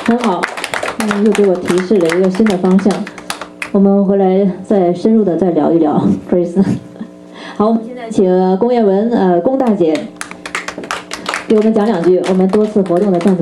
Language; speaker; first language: Chinese; native; Chinese